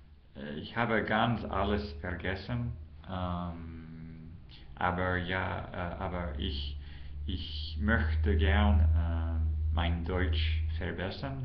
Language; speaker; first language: German; non-native, learner; English